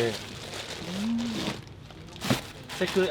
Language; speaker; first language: Korean; non-native, learner; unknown